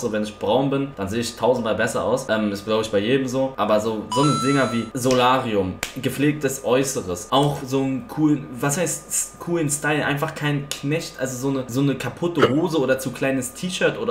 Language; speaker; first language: German; native; German